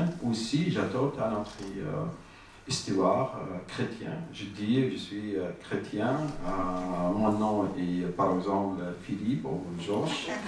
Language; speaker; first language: French; non-native, learner; Arabic